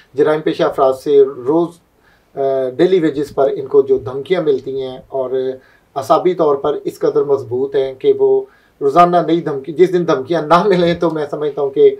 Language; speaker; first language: Urdu; non-native, local second language; Punjabi